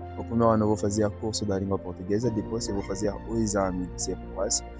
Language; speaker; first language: Portuguese; non-native, learner; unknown